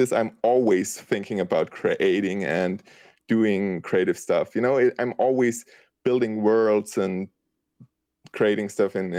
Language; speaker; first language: English; non-native, fluent; German